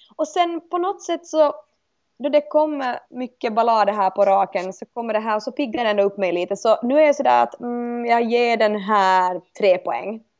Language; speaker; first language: Swedish; native; Swedish